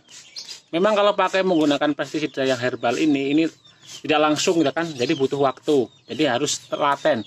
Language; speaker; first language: Indonesian; native; Indonesian